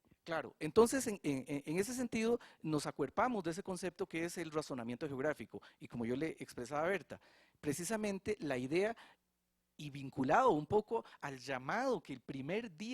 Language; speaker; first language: Spanish; native; Spanish